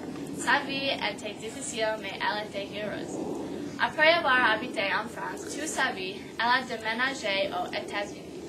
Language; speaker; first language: French; non-native, learner; English